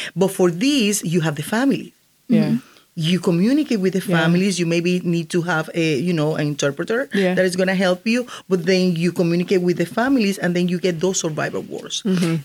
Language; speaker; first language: English; non-native, fluent; Spanish